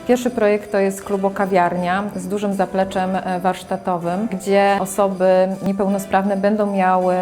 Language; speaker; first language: Polish; native; Polish